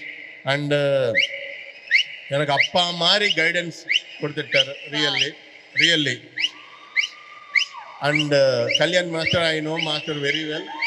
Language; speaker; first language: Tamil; non-native, learner; Telugu